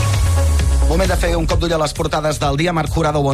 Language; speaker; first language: Catalan; native; Catalan